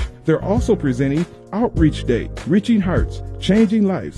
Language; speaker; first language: English; native; English